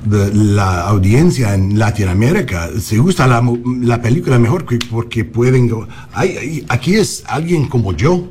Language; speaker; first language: Spanish; non-native, learner; English